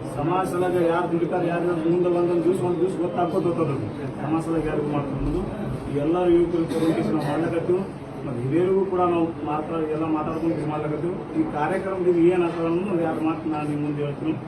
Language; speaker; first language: Kannada; non-native, local second language; Lambadi